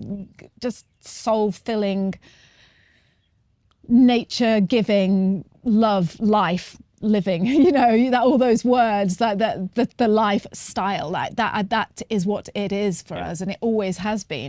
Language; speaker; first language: English; native; English